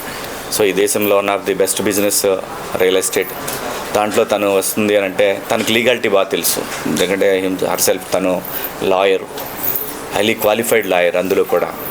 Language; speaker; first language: Telugu; native; Telugu